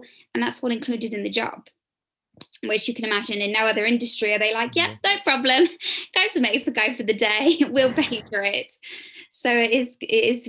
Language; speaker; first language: English; native; English